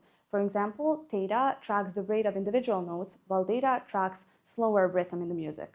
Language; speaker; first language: English; non-native, fluent; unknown